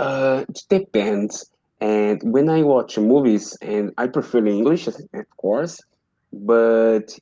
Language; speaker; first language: English; non-native, learner; Portuguese